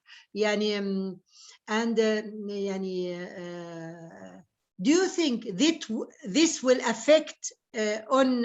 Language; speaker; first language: English; non-native, learner; Arabic